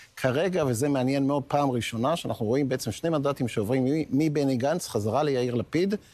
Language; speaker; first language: Hebrew; native; Hebrew